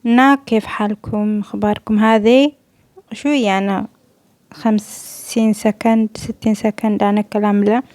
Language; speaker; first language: Arabic; non-native, learner; Amharic